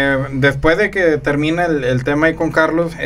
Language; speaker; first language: Spanish; native; Spanish